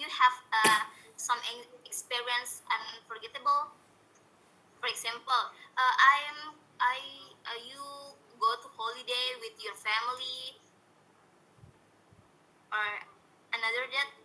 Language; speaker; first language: English; non-native, learner; Indonesian